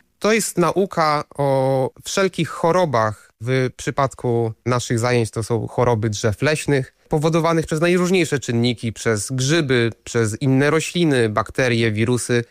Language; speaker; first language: Polish; native; Polish